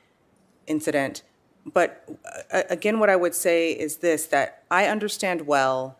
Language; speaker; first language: English; native; English